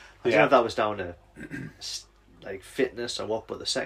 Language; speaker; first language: English; native; English